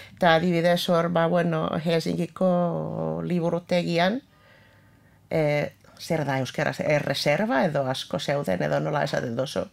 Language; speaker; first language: Basque; non-native, fluent; Finnish